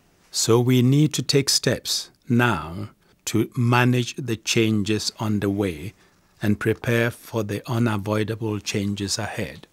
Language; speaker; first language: English; non-native, local second language; Akan